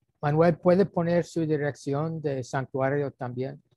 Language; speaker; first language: Spanish; non-native, fluent; English